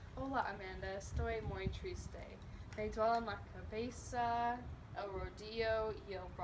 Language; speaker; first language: Spanish; non-native, learner; English